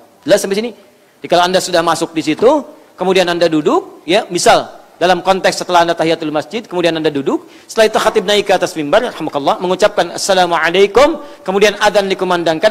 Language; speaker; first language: Indonesian; native; Indonesian